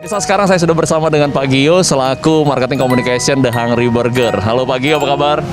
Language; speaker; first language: Indonesian; native; Indonesian